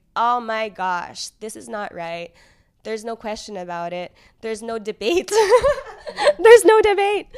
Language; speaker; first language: English; native; English